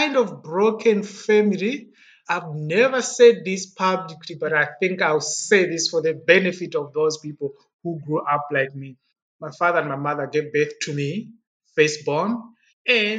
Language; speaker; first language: English; non-native, local second language; Yao